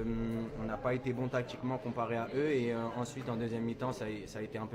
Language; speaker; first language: French; early bilingual, other home language; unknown